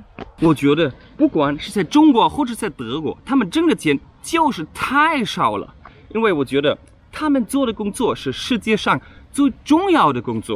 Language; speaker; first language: Chinese; non-native, fluent; German